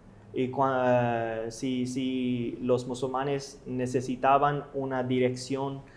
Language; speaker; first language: Spanish; non-native, learner; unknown